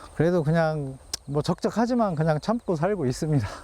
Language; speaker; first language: Korean; native; Korean